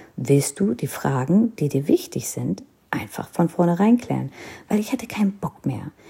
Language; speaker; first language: German; non-native, fluent; Hindi